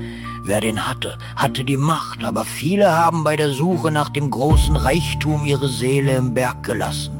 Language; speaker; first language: German; native; German